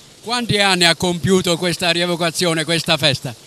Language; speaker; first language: Italian; native; Italian